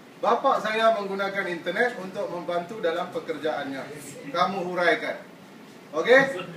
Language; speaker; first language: Malay; non-native, local second language; Tamil